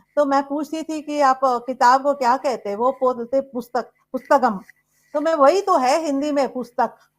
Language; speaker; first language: Hindi; non-native, local second language; Tamil